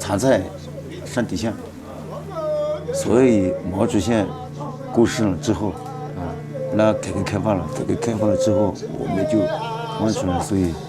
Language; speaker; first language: Chinese; non-native, local second language; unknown